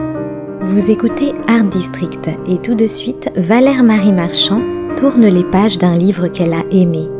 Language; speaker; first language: French; native; French